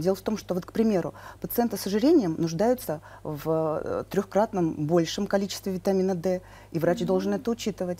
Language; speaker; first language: Russian; native; Russian